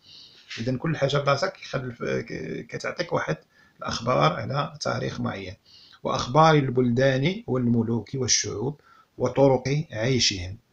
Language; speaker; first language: Arabic; native; Arabic